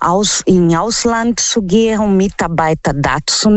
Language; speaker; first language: German; non-native, learner; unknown